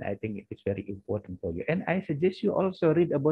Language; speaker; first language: English; non-native, learner; Indonesian